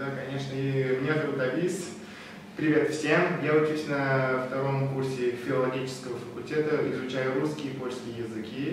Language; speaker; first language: Russian; non-native, local second language; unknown